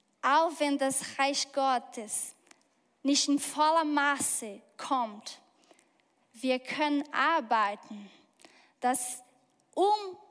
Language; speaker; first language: German; non-native, fluent; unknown